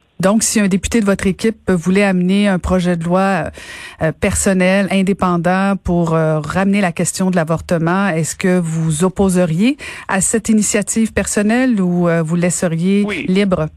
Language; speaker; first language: French; native; French